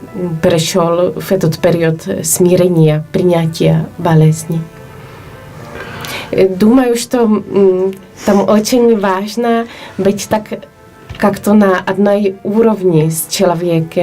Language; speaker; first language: Russian; non-native, fluent; Polish